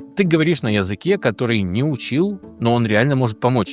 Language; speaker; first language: Russian; native; Russian